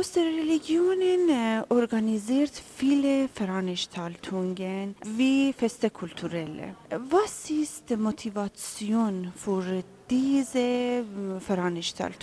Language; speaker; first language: German; non-native, learner; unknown